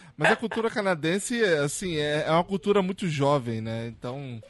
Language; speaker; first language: Portuguese; native; Portuguese